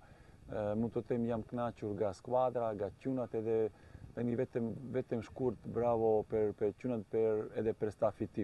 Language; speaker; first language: Albanian; non-native, learner; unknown